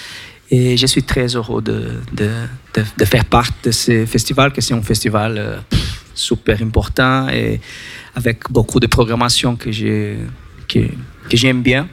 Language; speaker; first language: French; non-native, learner; Portuguese